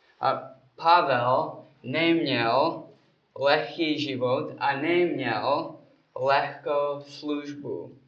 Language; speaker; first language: Czech; non-native, learner; English